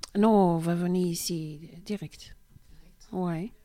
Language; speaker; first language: French; non-native, learner; Arabic